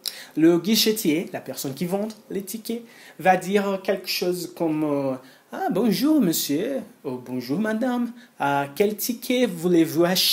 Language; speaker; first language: French; non-native, fluent; Portuguese